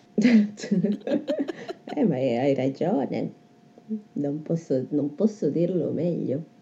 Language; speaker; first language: Italian; native; Italian